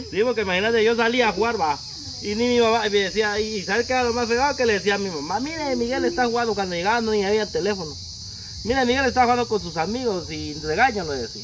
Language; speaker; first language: Spanish; native; Spanish